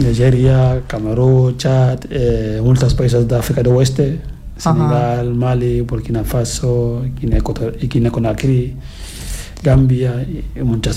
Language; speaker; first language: Catalan; non-native, fluent; Fula